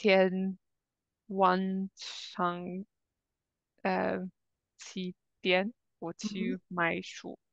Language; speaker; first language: Chinese; non-native, learner; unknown